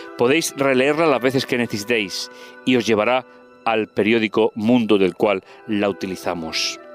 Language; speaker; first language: Spanish; native; Spanish